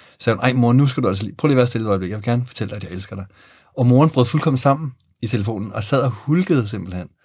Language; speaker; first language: Danish; native; Danish